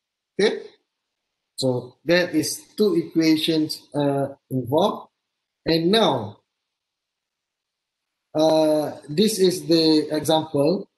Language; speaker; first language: English; non-native, local second language; Malay